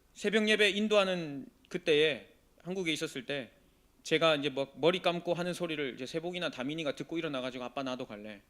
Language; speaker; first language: Korean; native; Korean